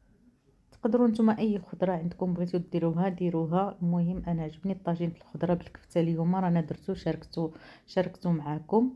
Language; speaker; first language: Arabic; native; Arabic